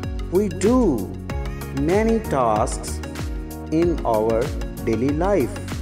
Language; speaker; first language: English; non-native, local second language; Urdu